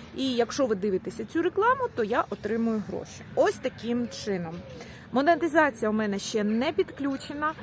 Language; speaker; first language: Ukrainian; non-native, local second language; Russian